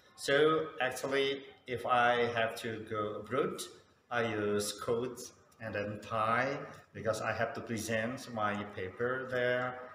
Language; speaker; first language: English; non-native, fluent; Sundanese